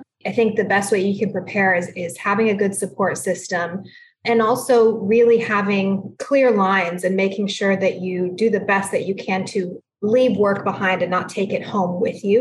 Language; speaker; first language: English; early bilingual, other home language; Spanish